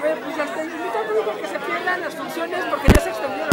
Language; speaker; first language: Spanish; native; Spanish